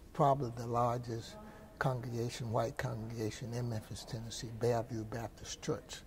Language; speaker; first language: English; native; English